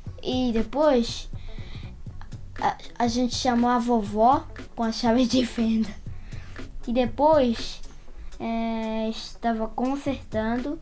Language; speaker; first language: Portuguese; early bilingual, heritage; Portuguese